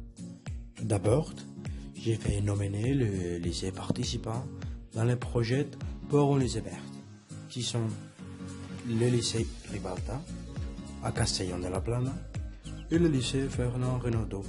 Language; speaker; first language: French; non-native, learner; Spanish